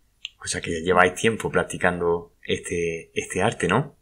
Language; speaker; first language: Spanish; native; Spanish